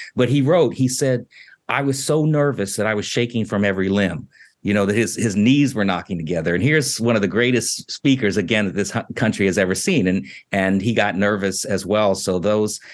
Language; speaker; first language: English; native; English